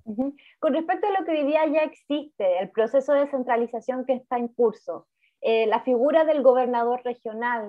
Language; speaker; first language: Spanish; native; Spanish